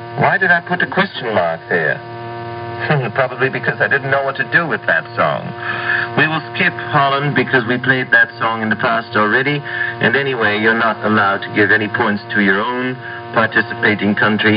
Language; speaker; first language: English; non-native, fluent; Dutch